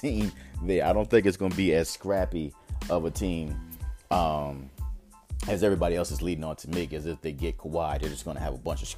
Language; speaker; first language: English; native; English